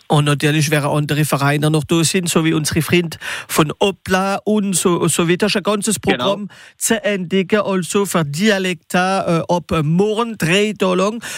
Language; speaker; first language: German; non-native, local second language; French